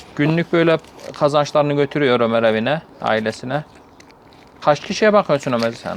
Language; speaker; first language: Turkish; native; Turkish